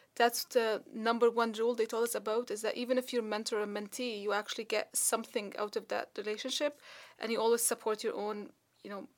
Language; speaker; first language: English; non-native, fluent; Arabic